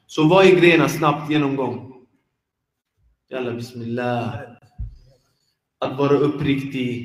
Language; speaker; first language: Swedish; early bilingual, other home language; Arabic